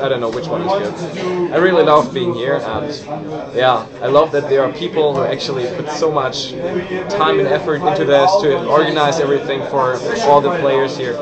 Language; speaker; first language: English; non-native, fluent; German